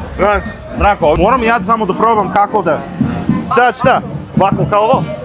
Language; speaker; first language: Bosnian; non-native, learner; English